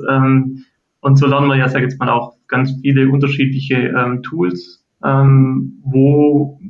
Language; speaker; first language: German; native; German